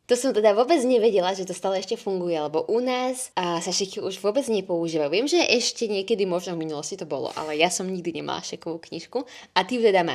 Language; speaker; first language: Slovak; native; Slovak